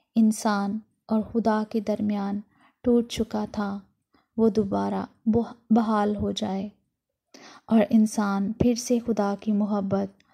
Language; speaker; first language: Urdu; non-native, local second language; Punjabi